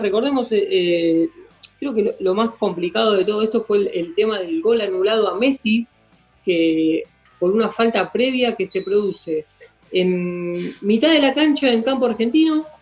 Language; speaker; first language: Spanish; native; Spanish